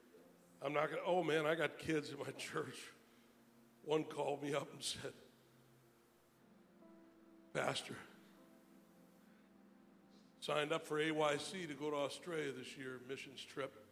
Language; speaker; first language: English; native; English